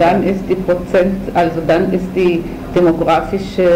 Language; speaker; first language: German; non-native, fluent; Hebrew